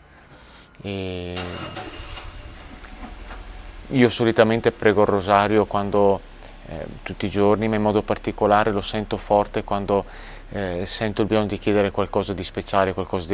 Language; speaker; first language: Italian; native; Italian